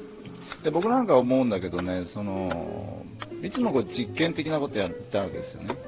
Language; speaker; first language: Japanese; native; Japanese